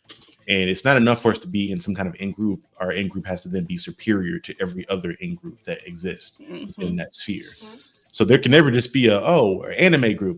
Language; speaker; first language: English; native; English